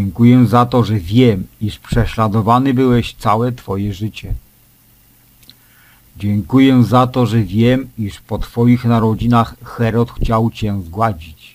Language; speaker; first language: Polish; native; Polish